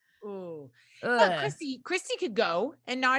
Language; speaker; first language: English; native; English